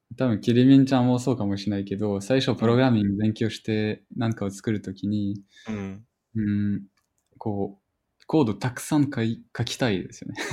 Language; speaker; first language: Japanese; non-native, fluent; French